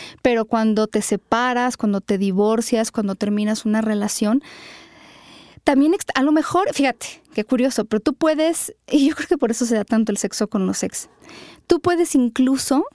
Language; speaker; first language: Spanish; native; Spanish